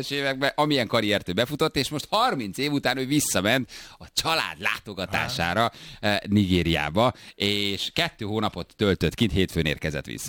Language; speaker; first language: Hungarian; native; Hungarian